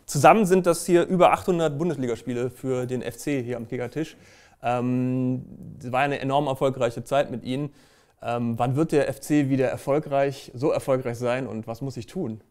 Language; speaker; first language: German; native; German